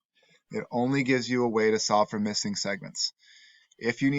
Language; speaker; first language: English; native; English